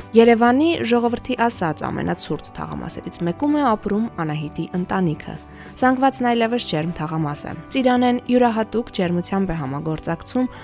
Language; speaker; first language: Armenian; native; Armenian